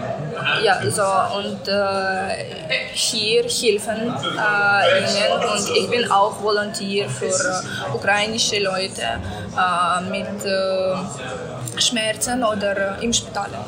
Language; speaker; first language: German; non-native, learner; Ukrainian